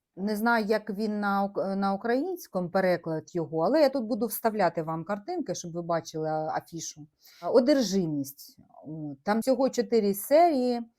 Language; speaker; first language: Ukrainian; native; Ukrainian